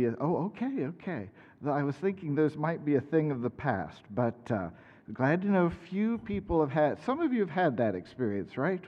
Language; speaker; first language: English; native; English